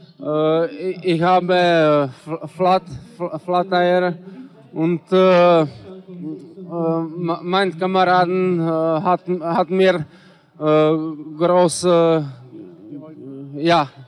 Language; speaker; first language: German; non-native, learner; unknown